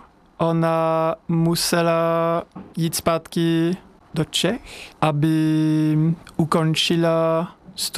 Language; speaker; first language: Czech; non-native, learner; French